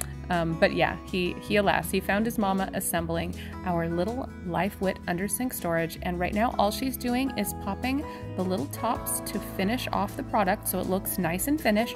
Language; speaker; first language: English; native; English